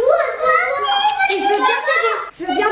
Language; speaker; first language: French; native; French